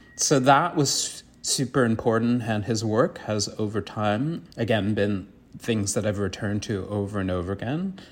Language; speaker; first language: English; native; English